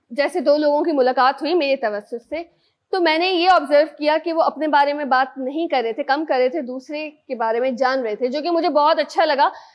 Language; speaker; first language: Urdu; native; Urdu